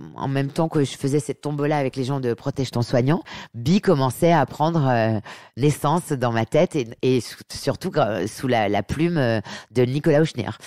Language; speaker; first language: French; native; French